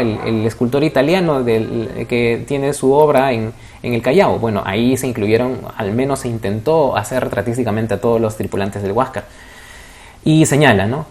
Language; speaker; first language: Spanish; native; Spanish